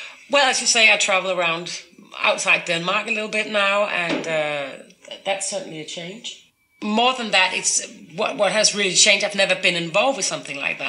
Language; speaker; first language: English; non-native, fluent; Danish